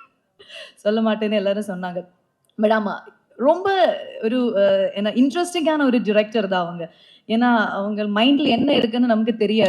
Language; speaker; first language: Tamil; non-native, fluent; Malayalam